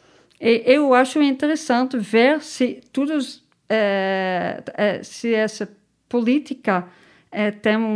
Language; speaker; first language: Portuguese; non-native, learner; Dutch